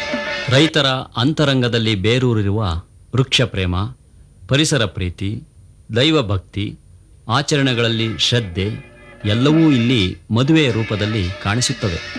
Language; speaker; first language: Kannada; native; Kannada